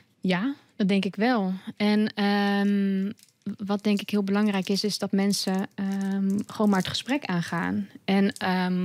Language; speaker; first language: Dutch; native; Dutch